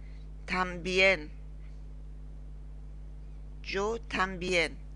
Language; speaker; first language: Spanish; non-native, learner; Persian